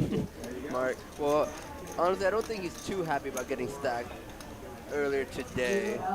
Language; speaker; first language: English; native; English